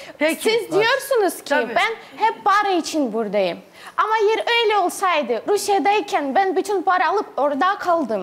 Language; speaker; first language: Turkish; non-native, learner; Russian